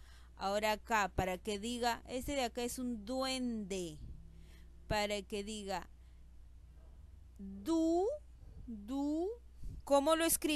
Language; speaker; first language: Spanish; native; Spanish